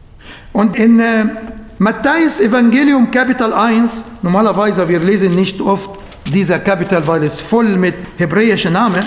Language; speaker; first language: German; non-native, fluent; Arabic